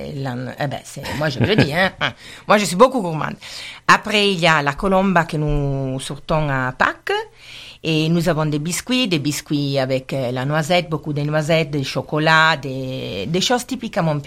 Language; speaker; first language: French; non-native, learner; Italian